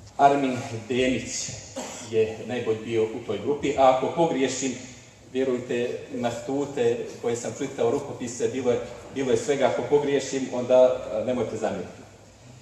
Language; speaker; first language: Bosnian; native; Bosnian